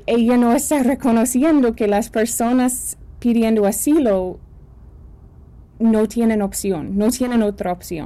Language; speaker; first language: Spanish; early bilingual, heritage; Spanish